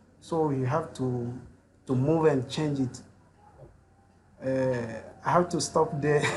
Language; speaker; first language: English; non-native, learner; French